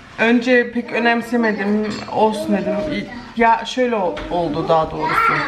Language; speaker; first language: Turkish; early bilingual, heritage; Turkish